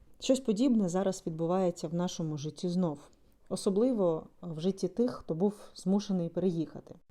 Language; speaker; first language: Ukrainian; non-native, local second language; Russian